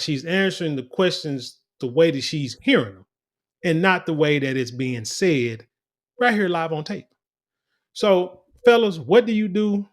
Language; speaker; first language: English; native; English